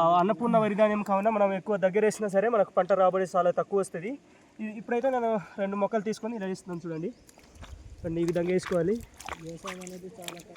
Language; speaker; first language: Telugu; non-native, local second language; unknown